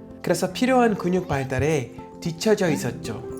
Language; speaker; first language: Korean; native; Korean